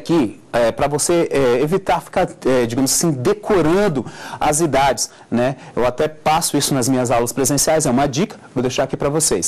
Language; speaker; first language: Portuguese; native; Portuguese